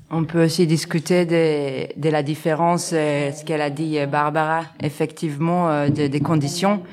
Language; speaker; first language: French; non-native, fluent; Spanish